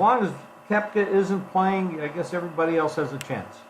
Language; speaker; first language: English; native; English